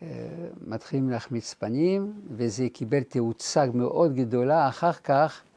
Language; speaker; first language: Hebrew; non-native, fluent; French